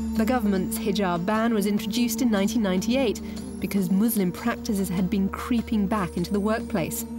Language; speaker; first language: English; native; English